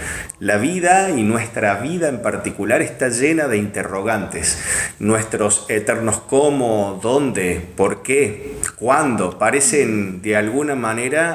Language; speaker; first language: Spanish; native; Spanish